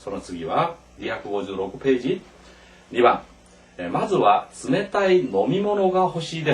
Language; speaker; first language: Japanese; non-native, fluent; Korean